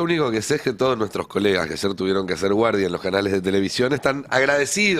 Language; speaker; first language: Spanish; native; Spanish